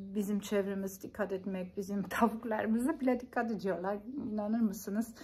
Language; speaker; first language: Turkish; non-native, fluent; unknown